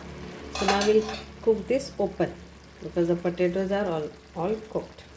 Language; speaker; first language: English; non-native, local second language; Konkani